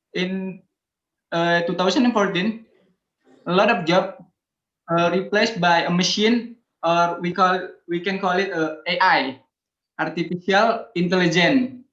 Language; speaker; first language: English; non-native, learner; Indonesian